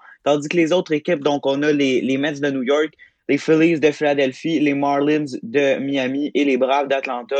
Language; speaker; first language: French; native; French